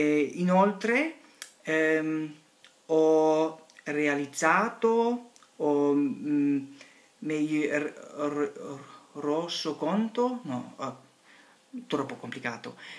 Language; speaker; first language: Italian; non-native, learner; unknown